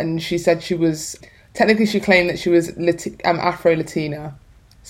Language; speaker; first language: English; native; English